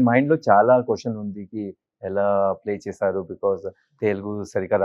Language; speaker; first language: Telugu; non-native, learner; Hindi